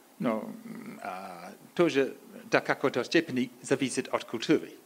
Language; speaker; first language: Polish; non-native, learner; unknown